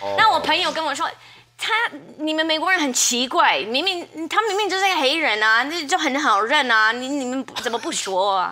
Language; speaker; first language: Chinese; non-native, fluent; English